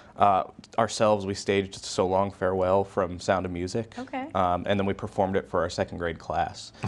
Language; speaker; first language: English; native; English